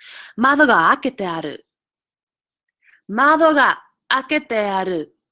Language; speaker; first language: Japanese; non-native, fluent; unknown